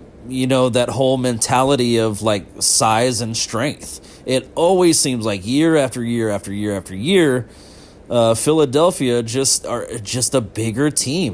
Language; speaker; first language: English; native; English